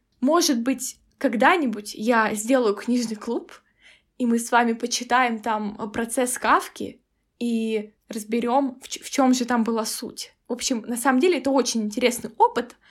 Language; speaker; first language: Russian; native; Russian